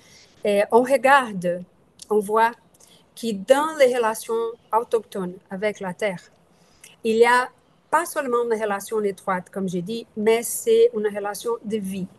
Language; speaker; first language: French; non-native, fluent; Portuguese